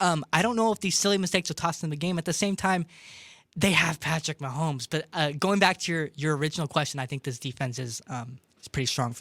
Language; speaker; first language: English; native; English